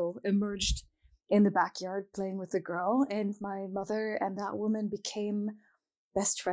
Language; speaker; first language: English; non-native, fluent; German